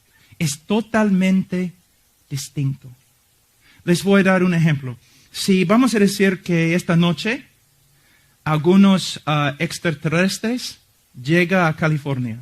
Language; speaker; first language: Spanish; non-native, fluent; English